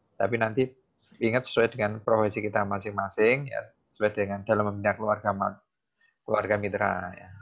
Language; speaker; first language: Indonesian; non-native, local second language; Javanese